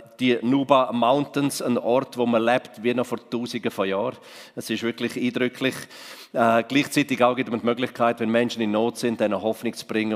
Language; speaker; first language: German; non-native, local second language; Romansh